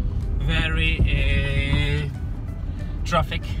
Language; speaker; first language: English; non-native, fluent; Turkish